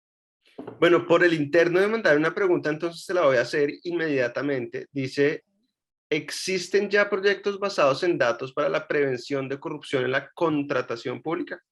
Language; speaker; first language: Spanish; native; Spanish